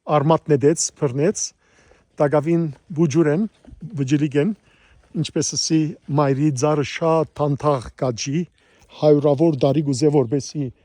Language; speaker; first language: Armenian; early bilingual, heritage; Armenian